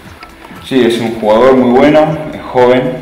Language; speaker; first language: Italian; non-native, learner; Spanish